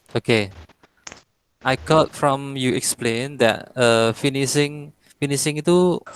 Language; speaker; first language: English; non-native, fluent; Indonesian